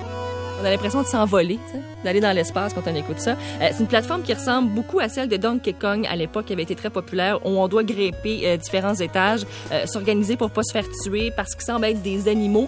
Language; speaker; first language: French; native; French